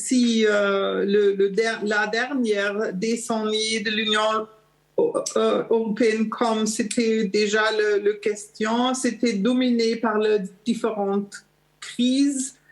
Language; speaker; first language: French; non-native, learner; German